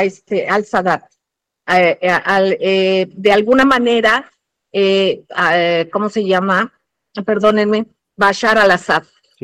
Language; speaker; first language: Spanish; native; Spanish